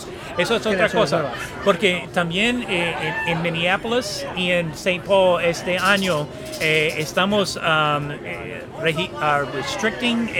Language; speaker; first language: Spanish; non-native, fluent; English